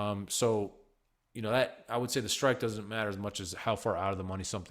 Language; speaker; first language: English; native; English